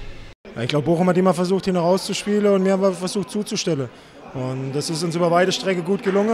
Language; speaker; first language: German; native; German